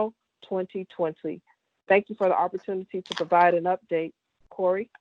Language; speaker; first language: English; native; English